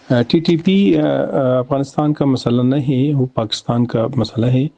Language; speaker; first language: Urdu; non-native, learner; Pashto